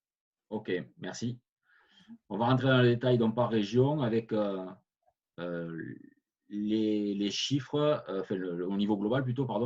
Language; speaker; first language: French; native; French